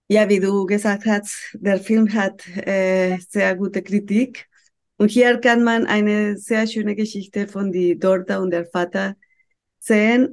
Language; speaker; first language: German; non-native, fluent; Spanish